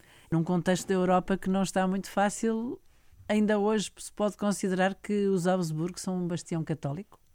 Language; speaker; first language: Portuguese; native; Portuguese